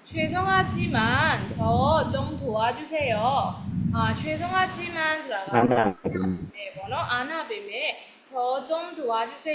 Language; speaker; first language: Korean; non-native, fluent; Burmese